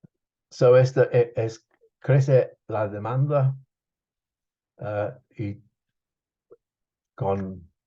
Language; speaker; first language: Spanish; non-native, fluent; English